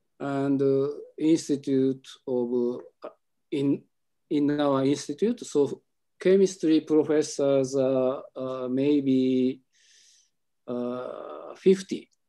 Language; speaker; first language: English; non-native, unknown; Japanese